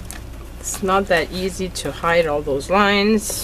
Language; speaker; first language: English; native; English